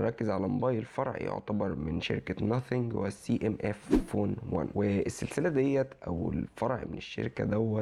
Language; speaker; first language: Arabic; native; Arabic